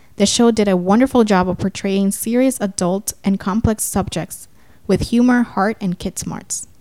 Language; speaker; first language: English; native; English